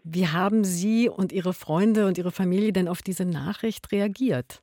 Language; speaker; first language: German; native; German